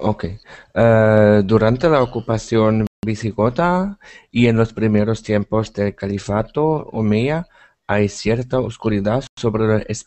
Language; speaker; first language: Spanish; non-native, learner; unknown